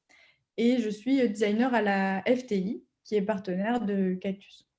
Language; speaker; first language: French; native; French